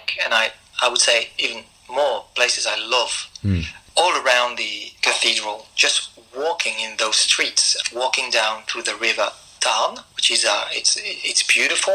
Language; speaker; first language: English; non-native, fluent; French